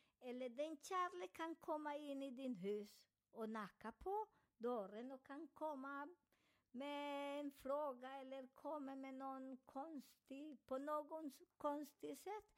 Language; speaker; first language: Swedish; non-native, learner; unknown